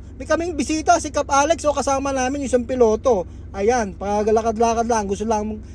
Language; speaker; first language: Filipino; native; Filipino